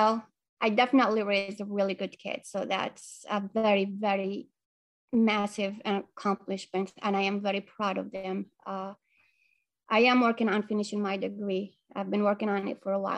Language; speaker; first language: English; non-native, fluent; Arabic